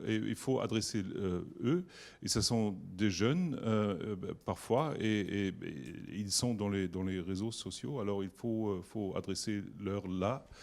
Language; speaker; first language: French; non-native, learner; German